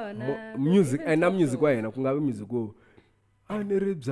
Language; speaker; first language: English; non-native, local second language; Tsonga